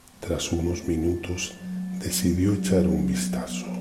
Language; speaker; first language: Spanish; native; Spanish